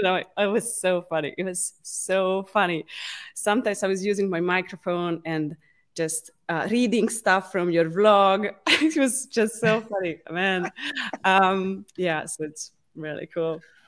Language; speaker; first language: English; non-native, fluent; Hungarian